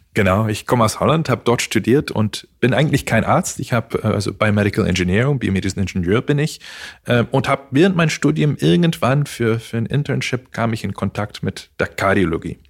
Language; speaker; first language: German; non-native, fluent; Dutch